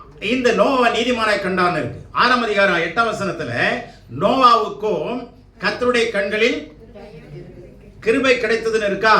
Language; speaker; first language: Tamil; native; Tamil